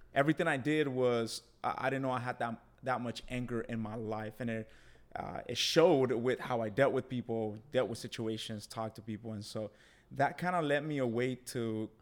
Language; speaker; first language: English; early bilingual, other home language; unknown